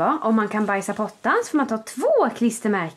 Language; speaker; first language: Swedish; native; Swedish